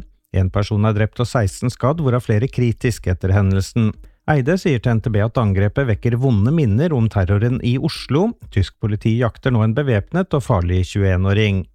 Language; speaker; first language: Norwegian; native; Norwegian